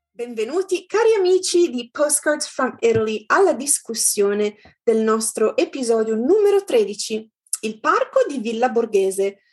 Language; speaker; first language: Italian; native; Italian